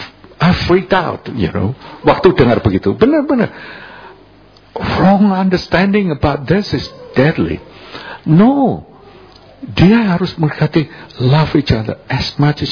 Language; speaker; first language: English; non-native, fluent; Indonesian